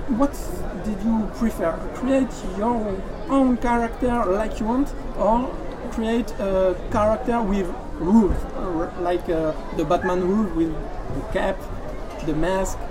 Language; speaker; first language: English; non-native, learner; French